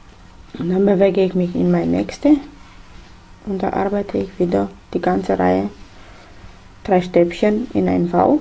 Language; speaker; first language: German; non-native, fluent; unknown